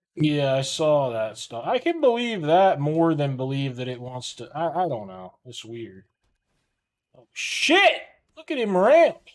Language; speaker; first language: English; native; English